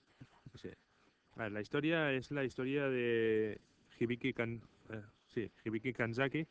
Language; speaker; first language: Spanish; native; Spanish